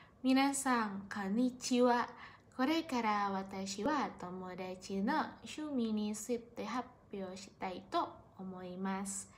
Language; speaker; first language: Japanese; non-native, learner; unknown